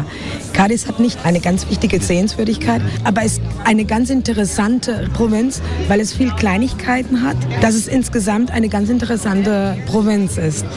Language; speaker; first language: German; non-native, fluent; Spanish